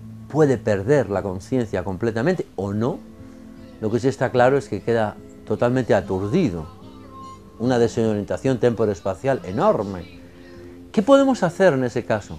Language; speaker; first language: Spanish; native; Spanish